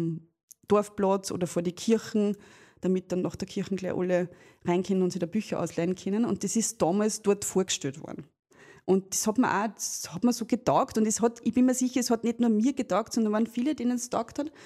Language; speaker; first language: German; native; German